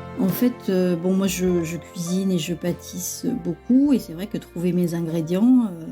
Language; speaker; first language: French; early bilingual, other home language; Chinese